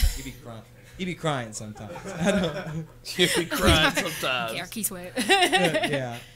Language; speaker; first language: English; native; English